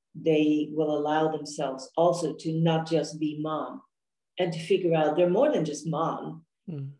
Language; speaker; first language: English; non-native, fluent; Dutch